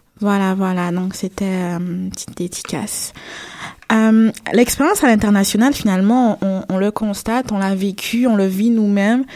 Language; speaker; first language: French; native; French